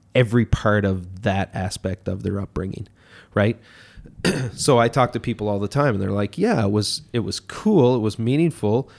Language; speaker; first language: English; native; English